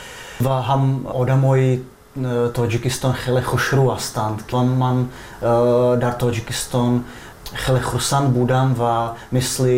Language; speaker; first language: Tajik; non-native, fluent; Czech